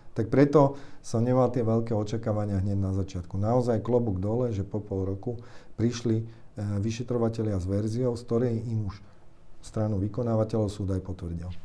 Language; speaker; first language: Slovak; native; Slovak